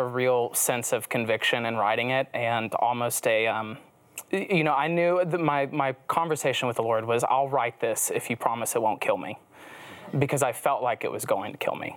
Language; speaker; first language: English; native; English